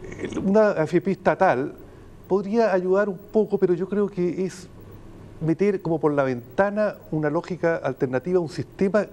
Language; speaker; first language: Spanish; native; Spanish